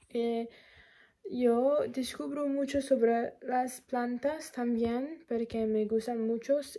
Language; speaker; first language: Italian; non-native, learner; English